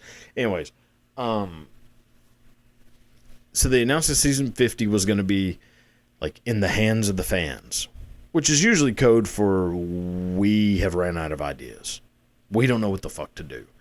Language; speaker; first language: English; native; English